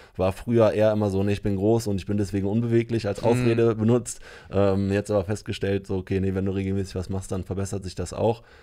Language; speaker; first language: German; native; German